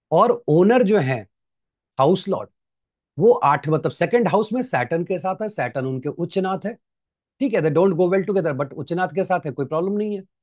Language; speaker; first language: Hindi; native; Hindi